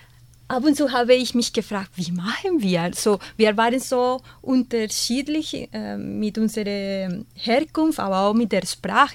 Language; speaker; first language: German; non-native, fluent; Spanish